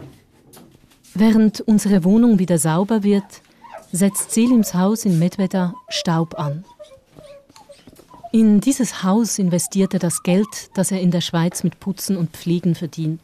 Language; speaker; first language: German; native; German